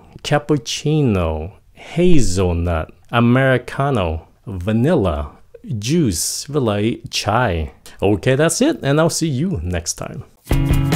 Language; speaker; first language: English; early bilingual, other home language; Vietnamese